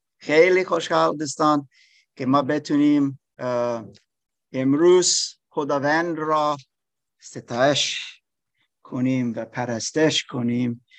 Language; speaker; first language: Persian; non-native, learner; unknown